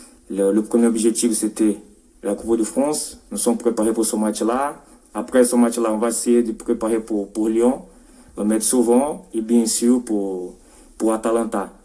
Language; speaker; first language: French; non-native, fluent; Portuguese